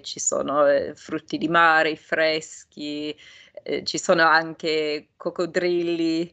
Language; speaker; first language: Italian; non-native, fluent; English